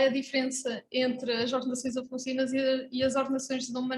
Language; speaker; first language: Portuguese; native; Portuguese